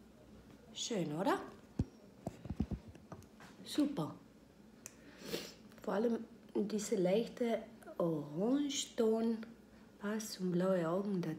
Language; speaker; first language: German; non-native, fluent; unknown